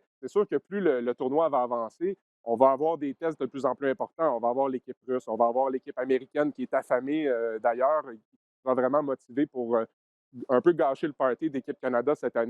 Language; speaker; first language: French; native; French